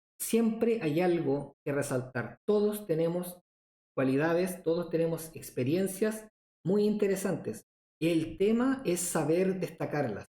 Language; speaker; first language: Spanish; native; Spanish